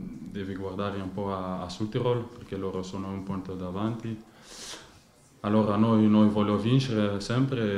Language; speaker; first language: Italian; non-native, learner; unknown